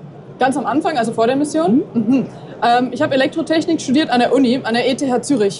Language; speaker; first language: German; native; German